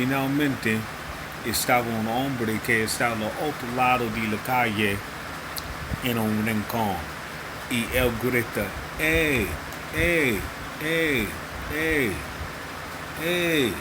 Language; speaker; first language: Spanish; non-native, learner; English